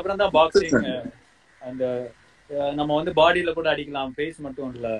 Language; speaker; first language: Tamil; native; Tamil